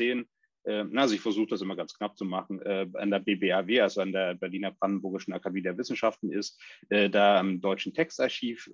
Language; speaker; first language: German; native; German